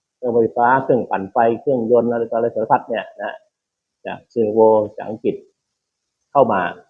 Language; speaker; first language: Thai; native; Thai